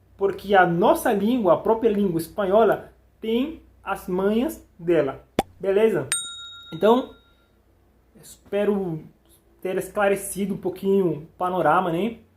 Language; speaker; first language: Portuguese; non-native, fluent; Spanish